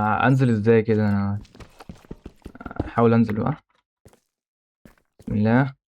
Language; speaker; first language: Arabic; native; Arabic